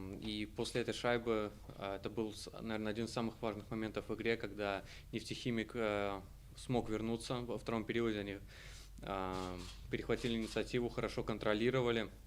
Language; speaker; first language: Russian; native; Russian